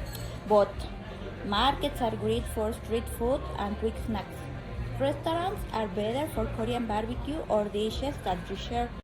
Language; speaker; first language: English; non-native, learner; Spanish